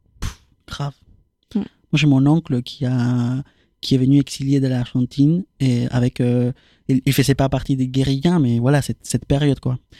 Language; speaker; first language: French; non-native, fluent; Spanish